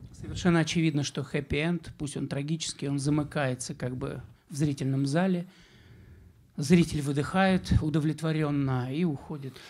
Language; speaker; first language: Russian; native; Russian